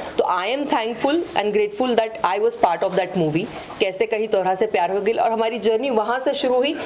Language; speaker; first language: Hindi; non-native, local second language; Kannada